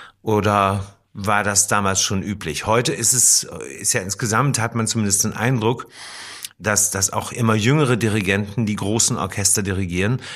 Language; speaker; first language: German; native; German